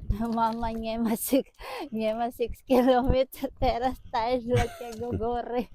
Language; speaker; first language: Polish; non-native, learner; Filipino